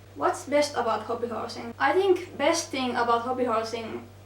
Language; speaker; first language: English; non-native, fluent; Finnish